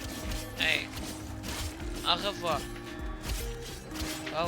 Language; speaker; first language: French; non-native, learner; English